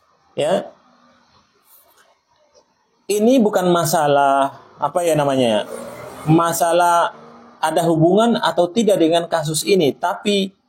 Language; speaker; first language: Indonesian; native; Indonesian